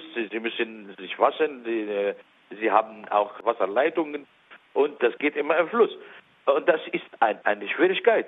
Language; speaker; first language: German; non-native, learner; Arabic